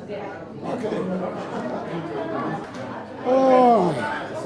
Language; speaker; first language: Dutch; non-native, learner; Hebrew